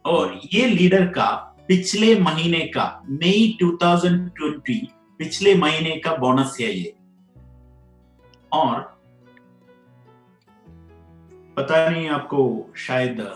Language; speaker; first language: Hindi; non-native, local second language; Malayalam